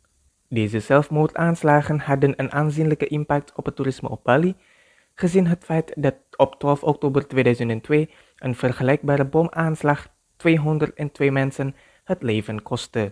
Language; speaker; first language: Dutch; non-native, fluent; Indonesian